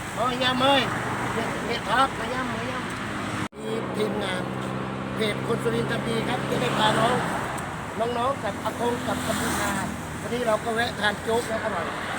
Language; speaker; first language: Thai; native; Thai